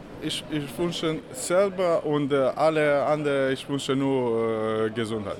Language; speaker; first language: German; non-native, learner; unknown